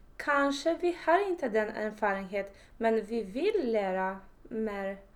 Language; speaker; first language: Swedish; non-native, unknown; Polish